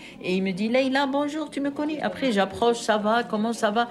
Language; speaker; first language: French; non-native, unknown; Arabic